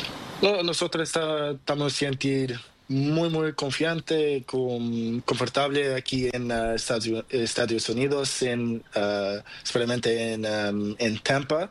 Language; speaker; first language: Spanish; non-native, learner; Portuguese